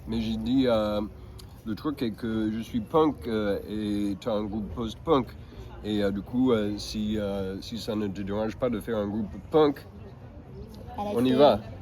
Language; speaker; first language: French; non-native, fluent; English